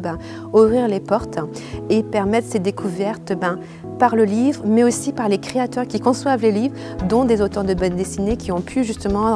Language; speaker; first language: French; native; French